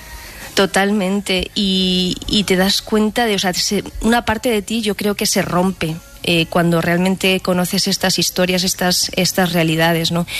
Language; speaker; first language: Spanish; native; Spanish